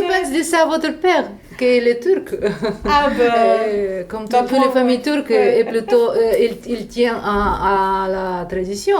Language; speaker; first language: French; non-native, fluent; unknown